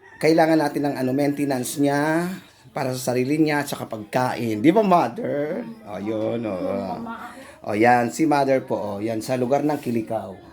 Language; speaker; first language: Filipino; non-native, local second language; Bikol